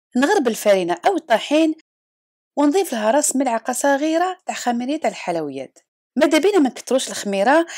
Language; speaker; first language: Arabic; native; Arabic